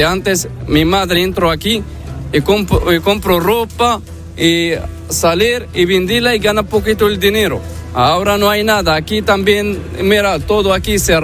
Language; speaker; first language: Spanish; non-native, learner; Arabic